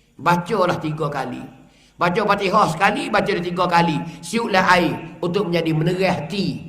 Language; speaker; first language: Malay; native; Malay